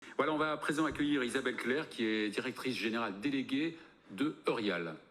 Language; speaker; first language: French; native; French